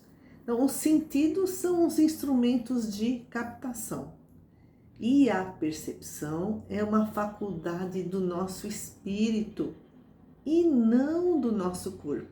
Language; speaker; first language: Portuguese; native; Portuguese